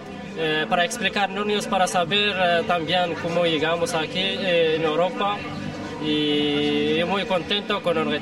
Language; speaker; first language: Spanish; non-native, learner; Arabic